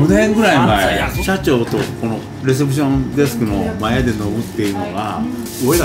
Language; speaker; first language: Japanese; native; Japanese